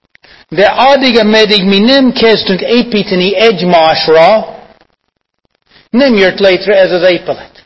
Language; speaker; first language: Hungarian; non-native, fluent; English